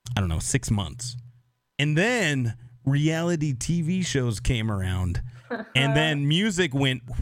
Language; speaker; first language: English; native; English